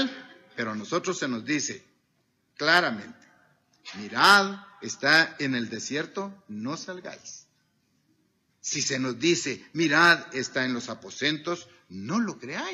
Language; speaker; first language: Spanish; native; Spanish